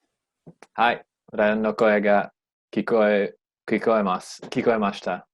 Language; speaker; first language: Japanese; non-native, learner; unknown